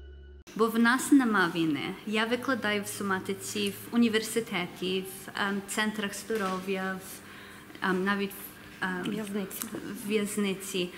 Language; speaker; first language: Ukrainian; early bilingual, heritage; English